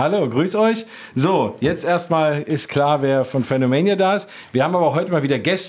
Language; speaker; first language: German; native; German